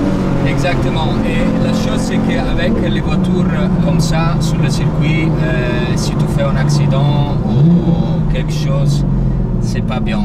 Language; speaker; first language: French; non-native, learner; Italian